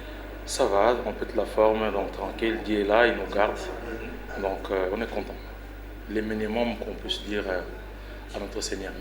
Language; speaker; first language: French; non-native, local second language; Lingala